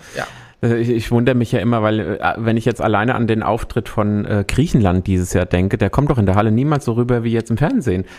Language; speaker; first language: German; early bilingual, other home language; Spanish